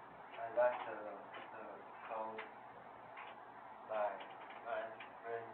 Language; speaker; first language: English; non-native, learner; Chinese